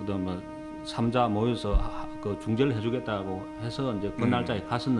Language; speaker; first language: Korean; native; Korean